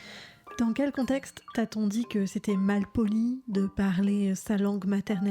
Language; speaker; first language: French; native; French